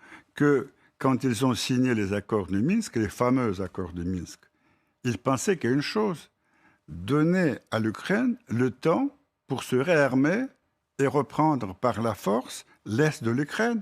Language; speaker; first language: French; non-native, fluent; Russian